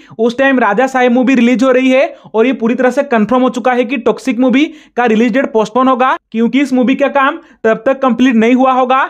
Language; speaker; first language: Hindi; native; Hindi